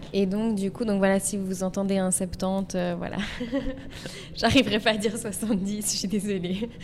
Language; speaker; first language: French; native; French